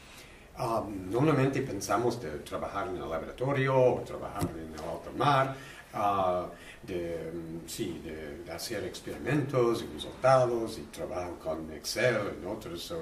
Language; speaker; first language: Spanish; non-native, learner; English